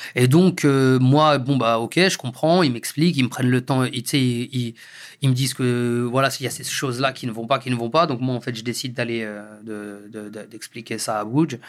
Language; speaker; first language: French; native; French